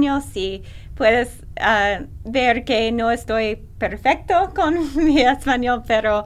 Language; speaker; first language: Spanish; non-native, learner; English